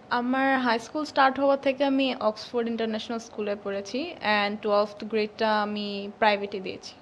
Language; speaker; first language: Bangla; early bilingual, heritage; Bangla